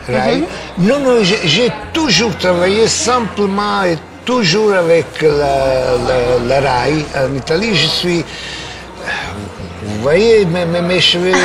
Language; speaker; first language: French; non-native, fluent; Italian